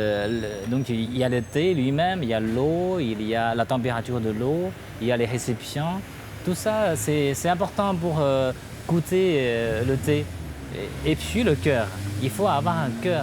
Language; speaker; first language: French; non-native, fluent; Chinese